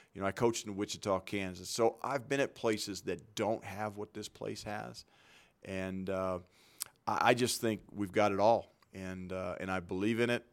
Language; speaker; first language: English; native; English